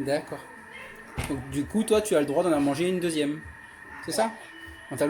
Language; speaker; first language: French; native; French